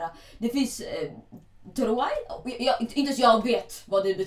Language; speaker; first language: Swedish; early bilingual, other home language; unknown